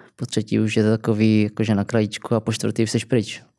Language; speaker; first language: Czech; native; Czech